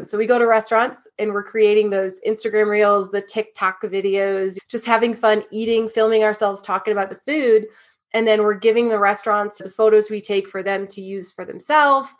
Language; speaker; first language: English; native; English